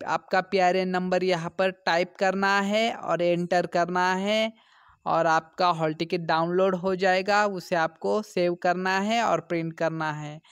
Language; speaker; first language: Hindi; non-native, local second language; Marathi